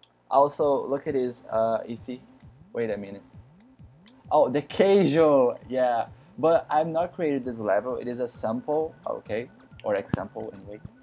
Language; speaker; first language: English; non-native, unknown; Portuguese